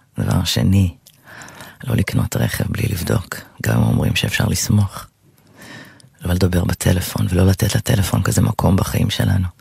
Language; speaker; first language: Hebrew; native; Hebrew